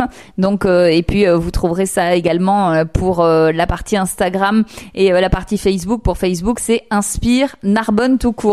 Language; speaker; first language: French; native; French